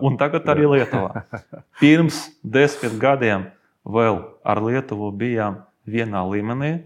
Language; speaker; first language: Latvian; non-native, local second language; Russian